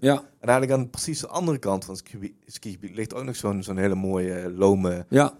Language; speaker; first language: Dutch; native; Dutch